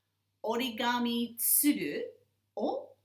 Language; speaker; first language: Japanese; non-native, fluent; English